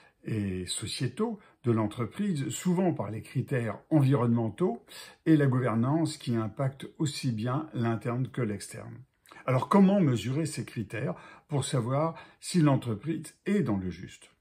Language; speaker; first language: French; native; French